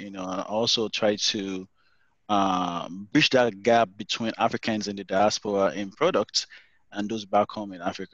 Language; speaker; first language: English; non-native, local second language; Yoruba